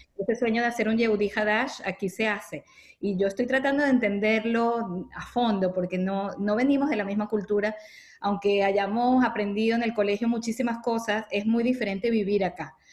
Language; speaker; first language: Spanish; native; Spanish